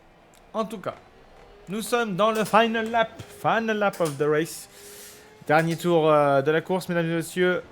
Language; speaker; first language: French; native; French